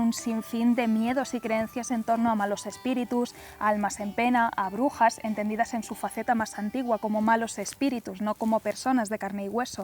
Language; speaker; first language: Spanish; native; Spanish